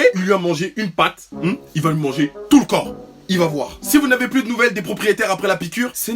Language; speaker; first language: French; native; French